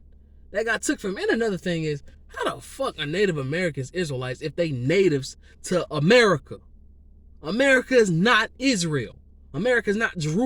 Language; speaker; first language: English; native; English